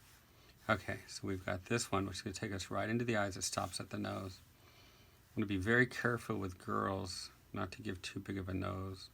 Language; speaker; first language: English; native; English